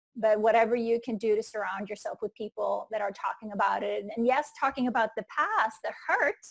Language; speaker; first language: English; non-native, fluent; Icelandic